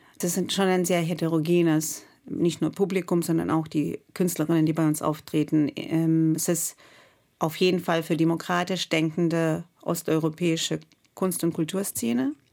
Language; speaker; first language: German; non-native, fluent; Russian